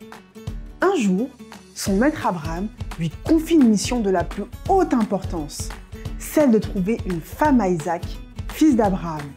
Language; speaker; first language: French; native; French